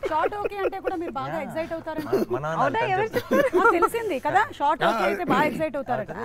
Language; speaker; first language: Telugu; native; Telugu